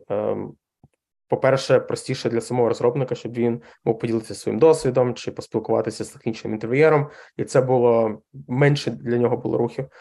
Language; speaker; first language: Ukrainian; non-native, local second language; Russian